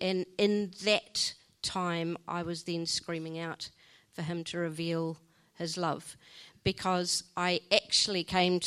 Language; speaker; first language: English; native; English